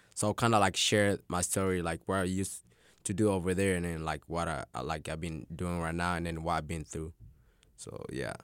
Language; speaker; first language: English; non-native, local second language; Swahili